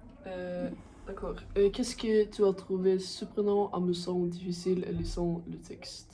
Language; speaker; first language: French; non-native, learner; Swedish